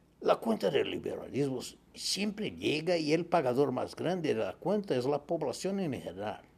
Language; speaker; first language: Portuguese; non-native, learner; Spanish